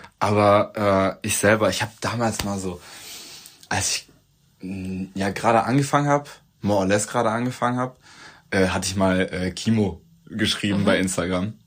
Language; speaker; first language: German; early bilingual, other home language; Turkish